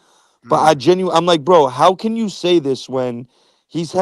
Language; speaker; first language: English; native; English